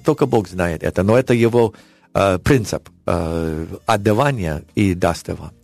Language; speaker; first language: Russian; non-native, learner; English